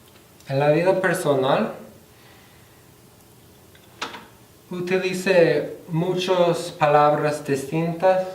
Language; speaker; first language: Spanish; non-native, fluent; English